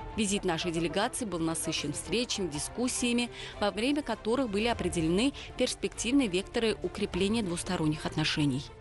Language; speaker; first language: Russian; non-native, local second language; Uzbek